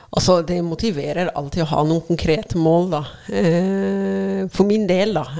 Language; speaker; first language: Norwegian; non-native, fluent; Arabic